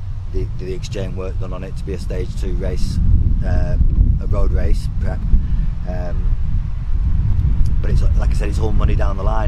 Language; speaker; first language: English; native; English